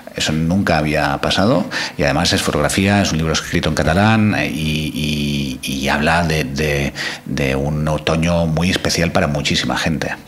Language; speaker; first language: Spanish; non-native, local second language; Catalan